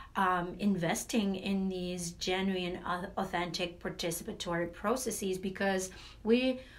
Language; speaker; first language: English; non-native, fluent; Latvian